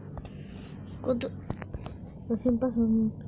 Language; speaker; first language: Spanish; native; Spanish